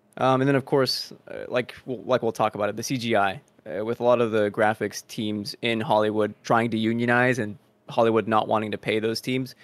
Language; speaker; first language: English; early bilingual, other home language; Spanish